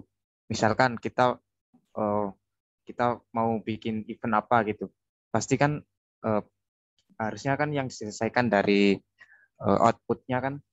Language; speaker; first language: Indonesian; native; Indonesian